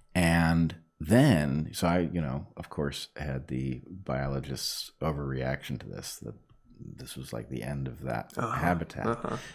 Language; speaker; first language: English; native; English